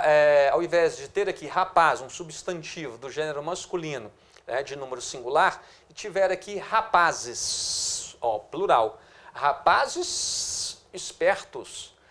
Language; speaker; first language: Portuguese; native; Portuguese